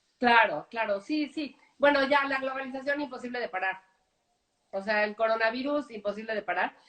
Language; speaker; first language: Spanish; native; Spanish